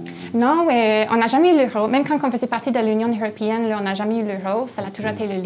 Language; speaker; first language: French; non-native, fluent; English